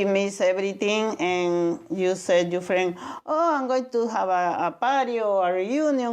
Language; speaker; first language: English; non-native, learner; Spanish